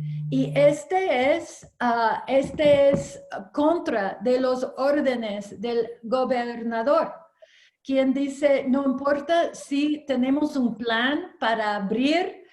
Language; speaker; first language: Spanish; non-native, learner; English